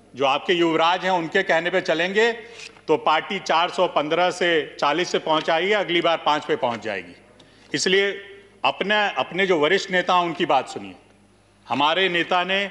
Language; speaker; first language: Hindi; native; Hindi